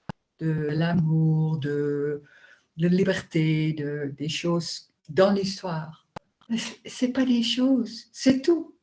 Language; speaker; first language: French; non-native, learner; Dutch